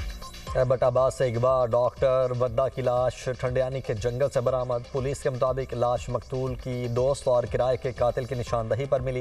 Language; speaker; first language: Urdu; native; Urdu